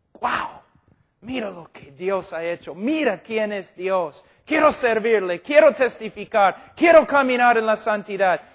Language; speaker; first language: Spanish; non-native, fluent; English